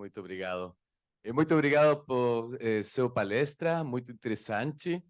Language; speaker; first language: Portuguese; non-native, learner; Spanish